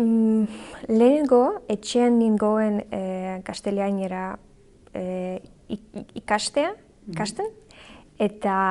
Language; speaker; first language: Basque; non-native, learner; Belarusian